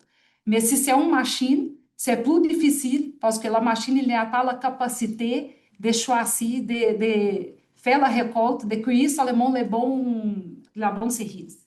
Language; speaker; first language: French; non-native, fluent; Portuguese